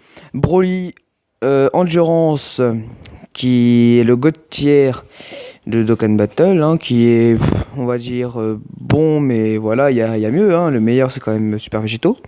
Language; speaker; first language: French; native; French